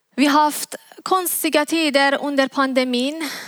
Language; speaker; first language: Swedish; non-native, fluent; Persian